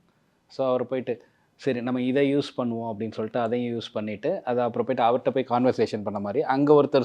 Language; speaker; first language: Tamil; native; Tamil